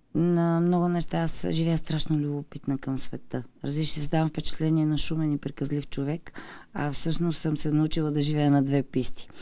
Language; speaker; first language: Bulgarian; native; Bulgarian